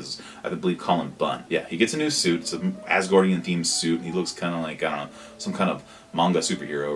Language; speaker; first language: English; native; English